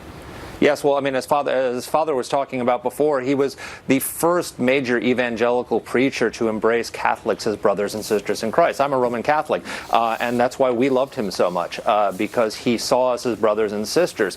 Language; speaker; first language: English; native; English